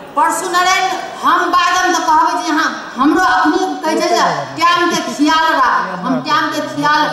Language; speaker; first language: Maithili; non-native, local second language; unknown